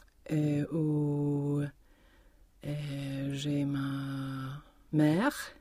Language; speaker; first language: French; non-native, learner; Swedish